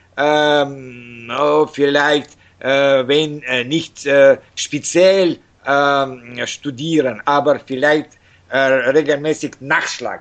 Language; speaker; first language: German; non-native, learner; Russian